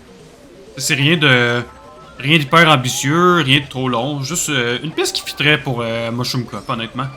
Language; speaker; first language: French; native; French